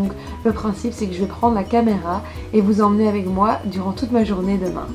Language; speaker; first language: French; native; French